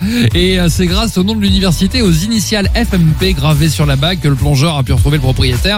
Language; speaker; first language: French; native; French